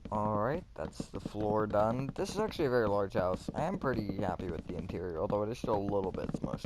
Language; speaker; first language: English; native; English